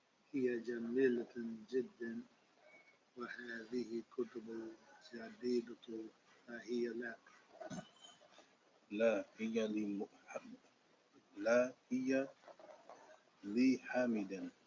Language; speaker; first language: Arabic; non-native, learner; English